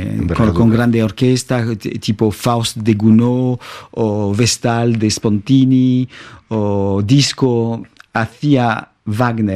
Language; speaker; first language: Spanish; non-native, fluent; French